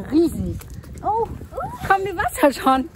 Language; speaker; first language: German; non-native, learner; Vietnamese